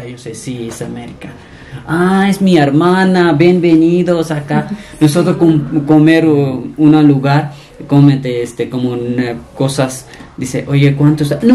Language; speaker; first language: Spanish; non-native, learner; Punjabi